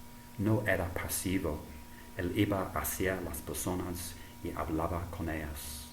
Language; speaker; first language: Spanish; non-native, fluent; English